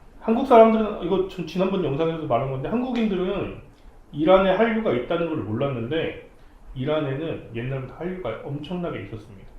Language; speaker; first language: Korean; native; Korean